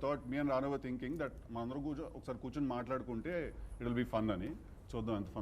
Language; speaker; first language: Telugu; native; Telugu